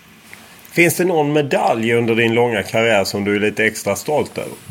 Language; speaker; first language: Swedish; native; Swedish